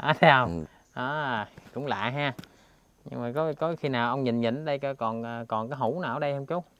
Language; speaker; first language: Vietnamese; native; Vietnamese